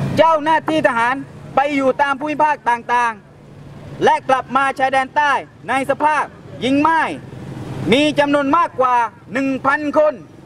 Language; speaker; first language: Thai; non-native, local second language; Pattani Malay